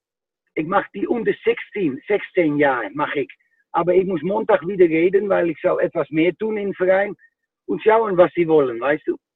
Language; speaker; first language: German; non-native, fluent; Dutch